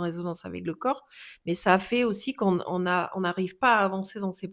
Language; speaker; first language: French; native; French